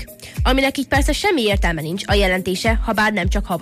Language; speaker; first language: Hungarian; native; Hungarian